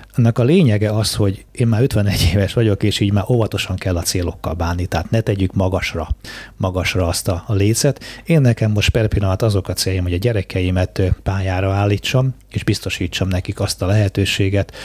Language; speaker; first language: Hungarian; native; Hungarian